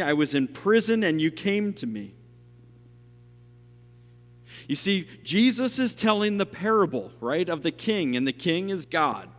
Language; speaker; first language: English; native; English